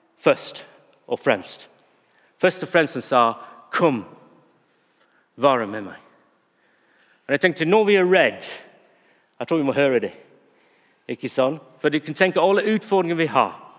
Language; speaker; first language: Norwegian; non-native, fluent; English